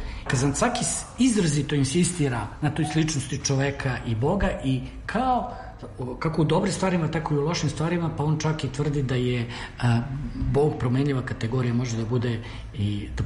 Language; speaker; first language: Serbian; native; Serbian